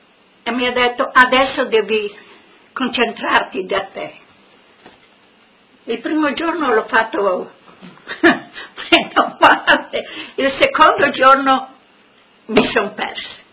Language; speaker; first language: Italian; non-native, local second language; Friulian